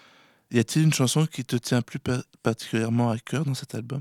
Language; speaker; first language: French; native; French